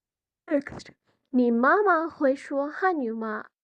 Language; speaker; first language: Chinese; non-native, fluent; Bangla